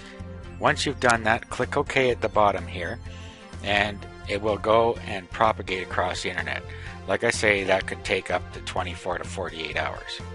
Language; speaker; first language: English; native; English